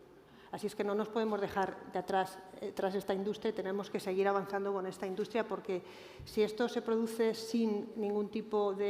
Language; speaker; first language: Spanish; native; Spanish